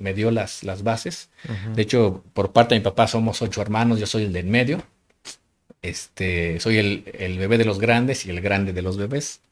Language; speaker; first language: Spanish; native; Spanish